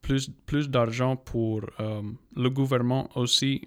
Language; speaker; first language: French; non-native, local second language; English